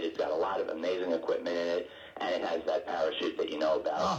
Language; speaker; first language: English; native; English